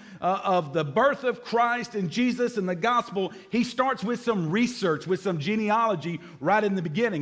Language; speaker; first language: English; native; English